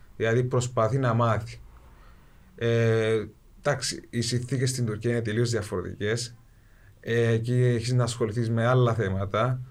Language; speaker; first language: Greek; early bilingual, other home language; Kurdish